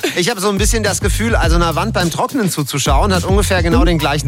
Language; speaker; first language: German; native; German